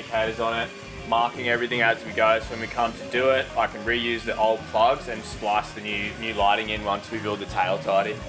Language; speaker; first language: English; native; English